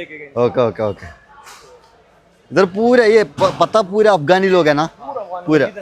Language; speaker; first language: Hindi; non-native, local second language; Malayalam